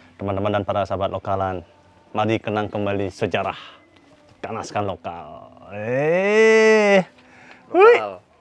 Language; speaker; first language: Indonesian; non-native, local second language; Balinese